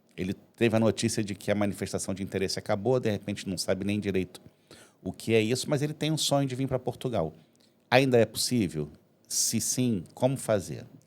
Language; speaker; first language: Portuguese; native; Portuguese